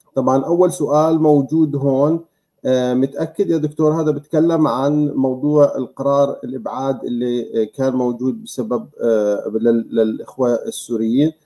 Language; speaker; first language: Arabic; native; Arabic